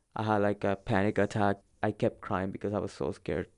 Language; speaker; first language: English; early bilingual, other home language; Spanish